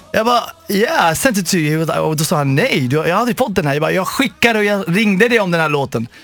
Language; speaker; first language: Swedish; non-native, fluent; Arabic